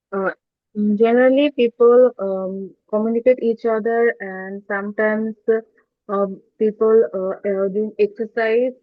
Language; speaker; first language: English; non-native, learner; Bangla